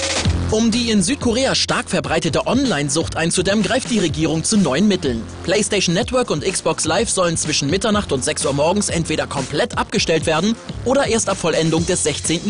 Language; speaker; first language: German; native; German